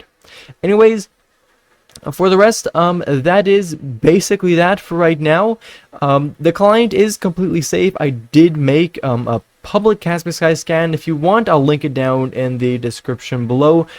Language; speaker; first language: English; non-native, fluent; Dutch